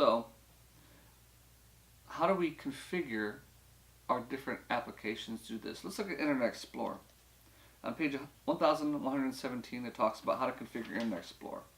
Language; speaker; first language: English; native; English